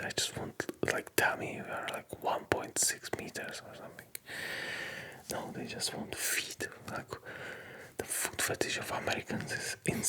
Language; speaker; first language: English; non-native, fluent; Polish